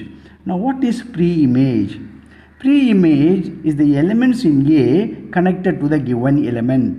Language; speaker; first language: English; non-native, local second language; Tamil